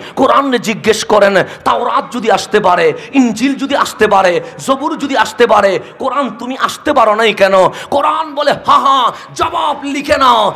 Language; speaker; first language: Bangla; native; Bangla